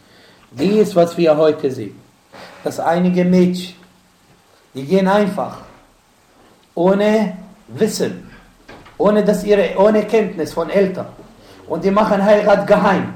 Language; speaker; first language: German; non-native, fluent; Arabic